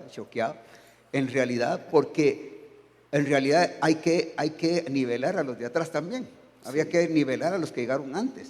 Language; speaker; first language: Spanish; native; Spanish